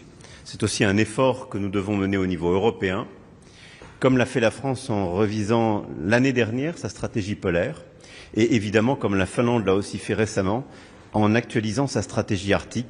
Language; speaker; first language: French; native; French